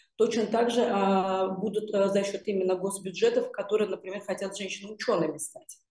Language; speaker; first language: Russian; non-native, local second language; Uzbek